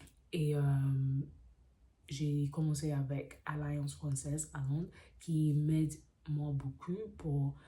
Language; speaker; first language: French; non-native, learner; English